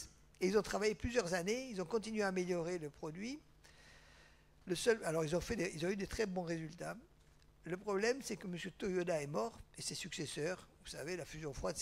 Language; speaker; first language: French; native; French